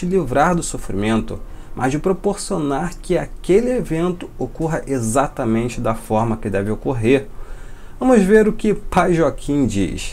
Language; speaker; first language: Portuguese; native; Portuguese